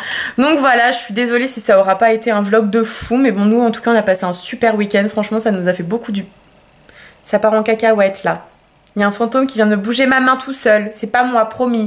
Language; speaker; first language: French; native; French